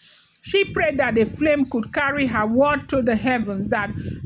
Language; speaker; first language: English; non-native, local second language; Yoruba